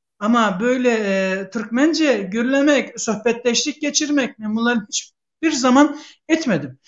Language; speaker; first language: Turkish; native; Turkish